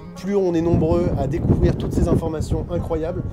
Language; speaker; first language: French; native; French